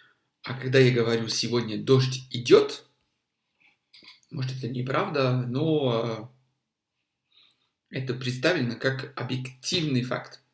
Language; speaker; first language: Russian; non-native, fluent; French